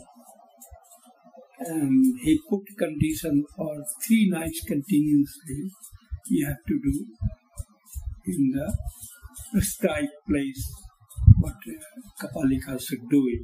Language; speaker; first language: English; non-native, local second language; Hindi